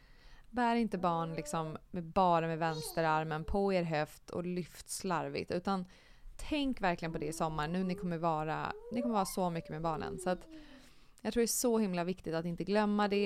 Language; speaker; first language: Swedish; native; Swedish